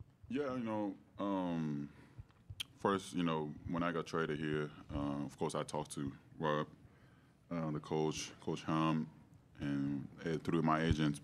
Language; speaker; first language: English; non-native, fluent; Japanese